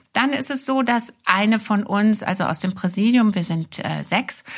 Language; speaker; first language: German; native; German